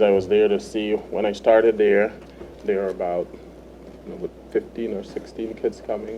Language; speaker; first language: English; native; English